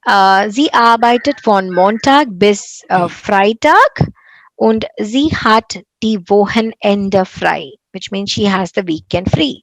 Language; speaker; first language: German; non-native, fluent; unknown